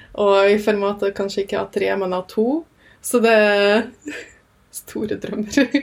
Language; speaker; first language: Norwegian; early bilingual, other home language; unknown